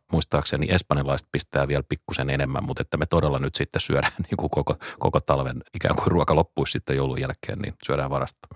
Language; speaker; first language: Finnish; native; Finnish